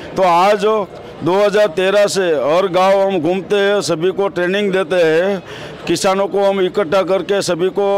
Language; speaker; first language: Hindi; non-native, local second language; Gujarati